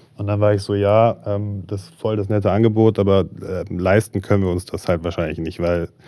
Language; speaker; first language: German; native; German